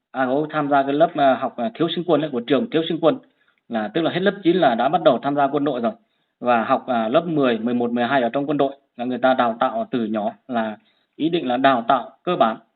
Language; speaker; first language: Vietnamese; non-native, local second language; Hmong